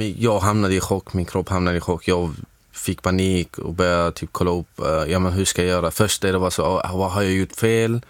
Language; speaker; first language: Swedish; non-native, fluent; Arabic